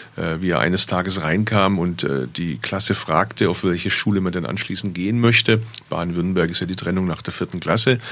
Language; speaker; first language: German; early bilingual, other home language; Turkish